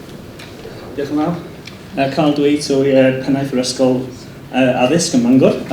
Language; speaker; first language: Welsh; non-native, learner; English